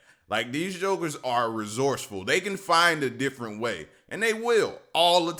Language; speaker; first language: English; native; English